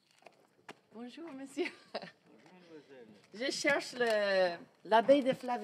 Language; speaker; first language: French; non-native, learner; English